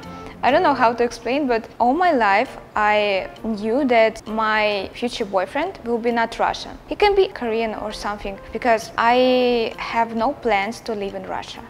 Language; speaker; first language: English; non-native, fluent; Russian